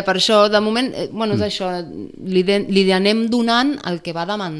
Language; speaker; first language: Catalan; native; Catalan